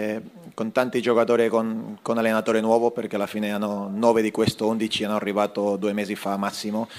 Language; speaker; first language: Italian; non-native, fluent; Spanish